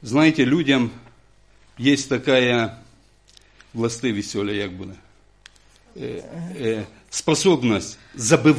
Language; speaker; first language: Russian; non-native, local second language; Ukrainian